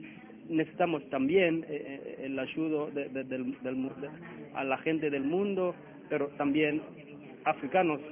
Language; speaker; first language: Spanish; non-native, learner; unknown